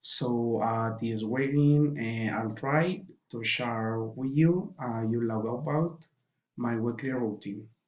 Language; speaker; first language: English; non-native, learner; Spanish